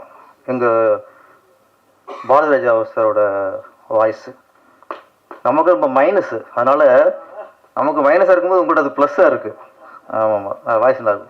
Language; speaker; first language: Tamil; native; Tamil